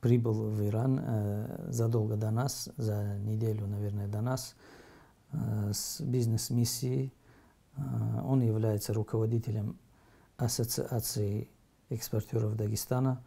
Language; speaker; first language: Russian; native; Russian